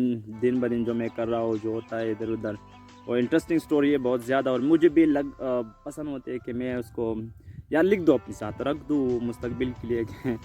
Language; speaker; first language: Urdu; non-native, local second language; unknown